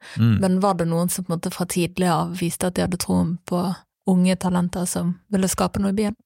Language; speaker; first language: Norwegian; native; Norwegian